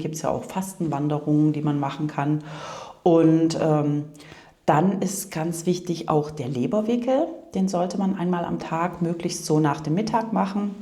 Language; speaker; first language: German; native; German